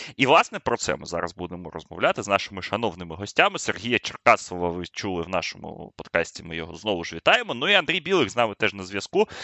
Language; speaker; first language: Ukrainian; native; Ukrainian